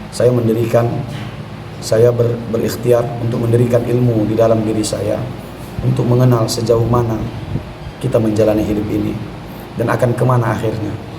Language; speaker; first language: Indonesian; native; Indonesian